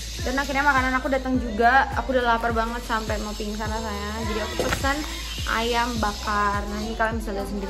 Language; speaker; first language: Indonesian; native; Indonesian